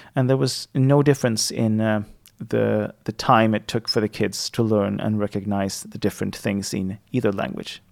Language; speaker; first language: English; non-native, fluent; Swedish